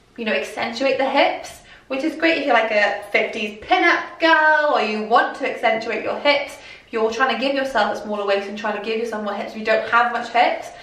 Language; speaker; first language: English; native; English